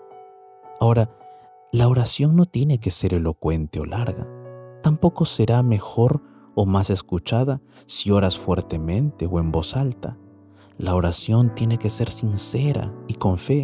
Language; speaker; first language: Spanish; native; Spanish